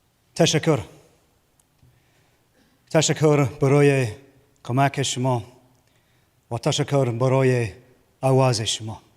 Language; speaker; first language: Persian; non-native, learner; English